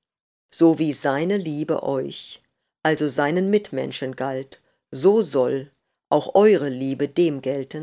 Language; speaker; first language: German; native; German